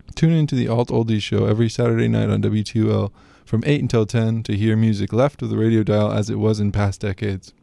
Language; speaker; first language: English; native; English